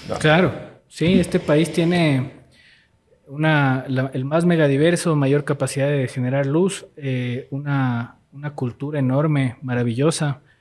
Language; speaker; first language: Spanish; native; Spanish